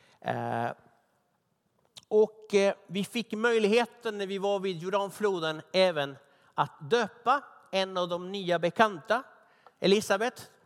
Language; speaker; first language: Swedish; non-native, fluent; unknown